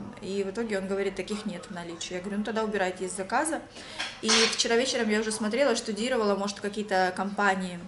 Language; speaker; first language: Russian; native; Russian